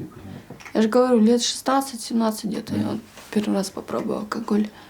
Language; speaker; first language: Russian; native; Russian